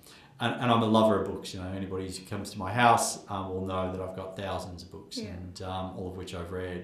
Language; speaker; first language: English; native; English